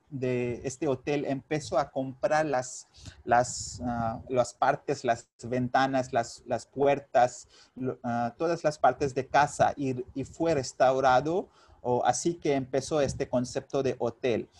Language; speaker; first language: Spanish; non-native, fluent; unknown